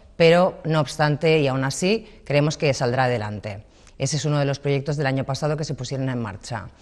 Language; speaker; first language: Spanish; native; Spanish